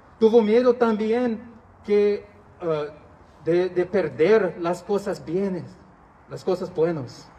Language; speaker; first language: Spanish; non-native, learner; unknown